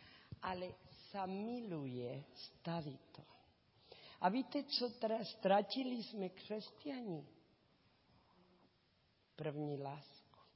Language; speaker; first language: Czech; non-native, learner; Spanish